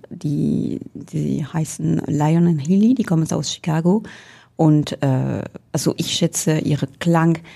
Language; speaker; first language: German; non-native, fluent; French